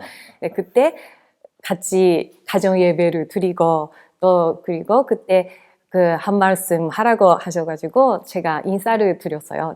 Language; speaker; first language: Korean; non-native, fluent; Japanese